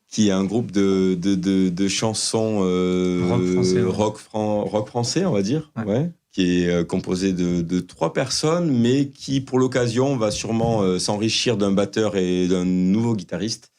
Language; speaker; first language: French; native; French